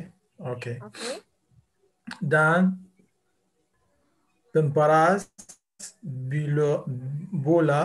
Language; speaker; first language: Indonesian; non-native, learner; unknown